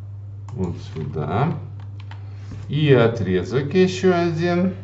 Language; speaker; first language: Russian; native; Russian